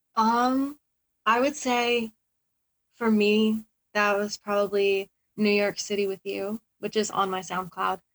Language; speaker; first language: English; native; English